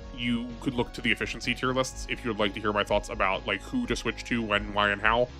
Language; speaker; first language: English; native; English